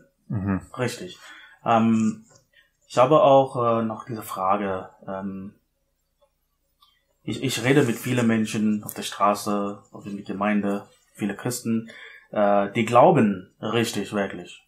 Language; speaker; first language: German; non-native, learner; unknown